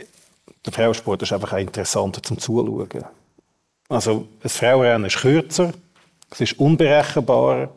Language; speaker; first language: German; native; German